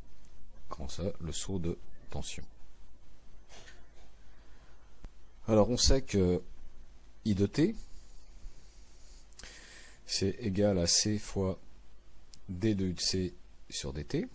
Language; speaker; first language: French; native; French